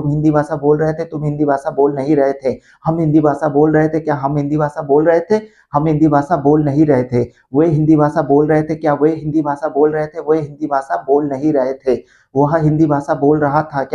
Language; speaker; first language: Hindi; non-native, local second language; Odia